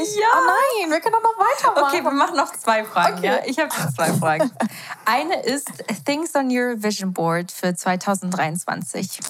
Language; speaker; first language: German; early bilingual, other home language; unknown